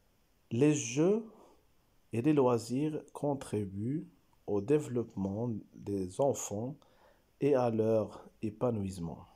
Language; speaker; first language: French; non-native, local second language; Arabic